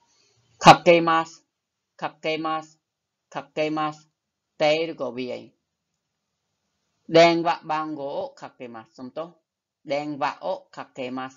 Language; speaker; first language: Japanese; non-native, fluent; Khmer